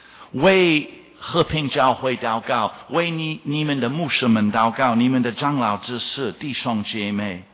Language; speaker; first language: Chinese; non-native, fluent; English